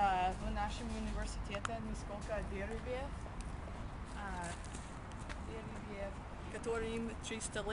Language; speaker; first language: Russian; non-native, learner; English